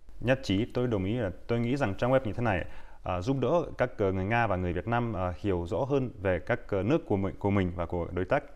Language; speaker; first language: Vietnamese; non-native, fluent; Russian